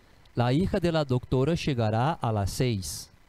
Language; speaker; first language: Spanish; non-native, fluent; Portuguese